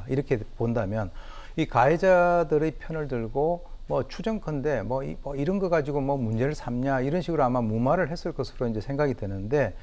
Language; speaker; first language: Korean; native; Korean